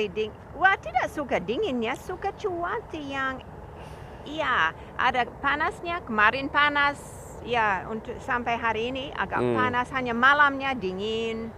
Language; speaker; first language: Indonesian; non-native, fluent; English